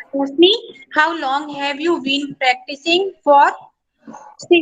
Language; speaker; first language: English; non-native, learner; Hindi